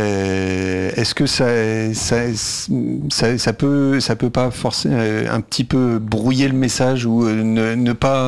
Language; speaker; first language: French; native; French